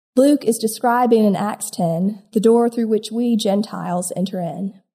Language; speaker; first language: English; native; English